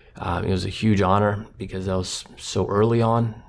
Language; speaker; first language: English; non-native, fluent; Croatian